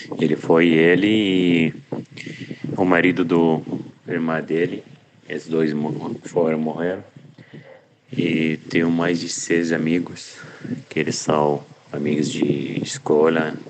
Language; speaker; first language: Portuguese; non-native, learner; Arabic